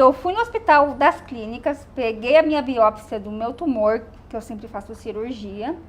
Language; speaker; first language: Portuguese; native; Portuguese